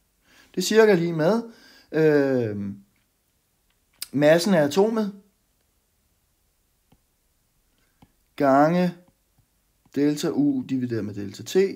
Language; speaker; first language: Danish; native; Danish